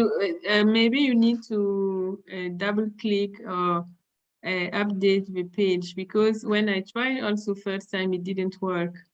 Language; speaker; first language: English; non-native, fluent; French